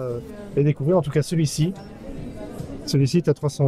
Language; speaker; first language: French; native; French